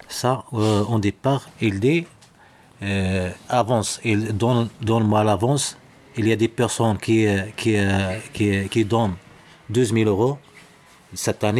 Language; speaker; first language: French; non-native, learner; Arabic